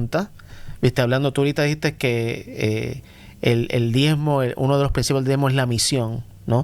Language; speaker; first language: Spanish; native; Spanish